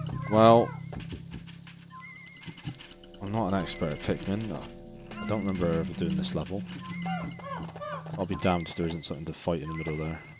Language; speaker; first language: English; native; English